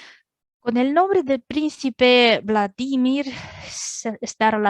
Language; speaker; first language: Spanish; non-native, fluent; Russian